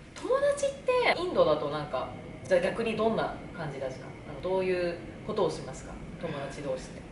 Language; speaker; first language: Japanese; native; Japanese